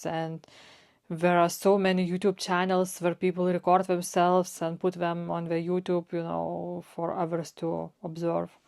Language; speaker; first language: English; non-native, fluent; Lithuanian